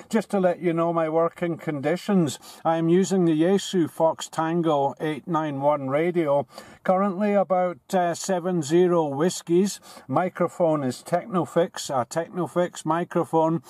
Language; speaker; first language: English; native; English